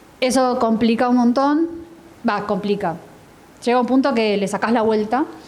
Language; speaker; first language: Spanish; native; Spanish